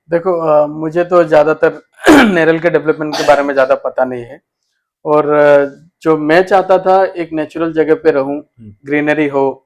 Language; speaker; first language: Hindi; non-native, local second language; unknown